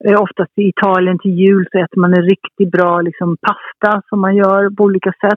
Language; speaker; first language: Swedish; early bilingual, heritage; Swedish